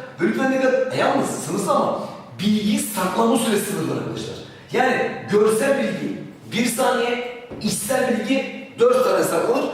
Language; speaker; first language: Turkish; native; Turkish